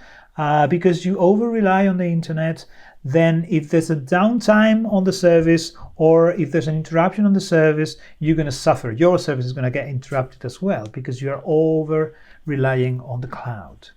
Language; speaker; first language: English; non-native, fluent; Spanish